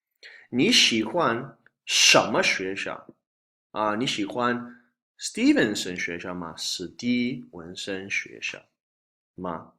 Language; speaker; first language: Chinese; non-native, fluent; English